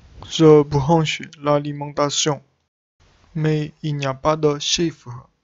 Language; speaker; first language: French; non-native, learner; Chinese